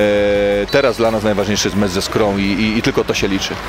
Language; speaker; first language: Polish; native; Polish